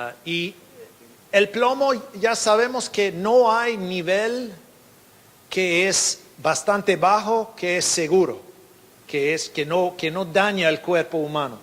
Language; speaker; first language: Spanish; non-native, fluent; English